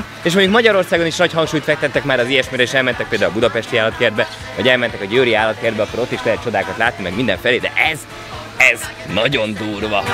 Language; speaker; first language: Hungarian; native; Hungarian